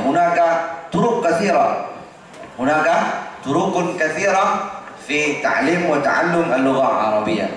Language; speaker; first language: Arabic; non-native, fluent; Indonesian